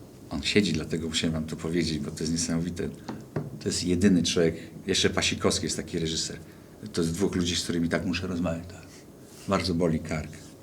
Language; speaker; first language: Polish; native; Polish